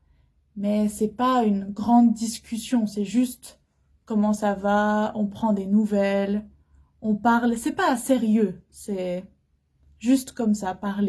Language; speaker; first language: French; non-native, fluent; Arabic